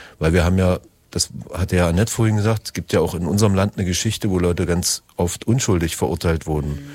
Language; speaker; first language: German; native; German